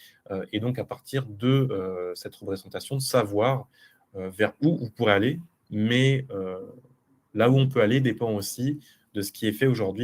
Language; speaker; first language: French; native; French